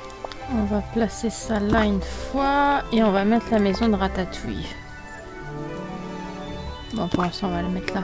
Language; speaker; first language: French; native; French